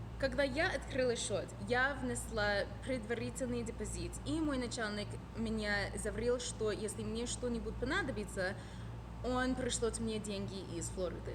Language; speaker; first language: Russian; non-native, fluent; English